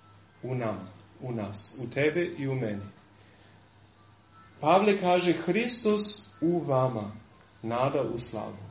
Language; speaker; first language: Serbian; non-native, fluent; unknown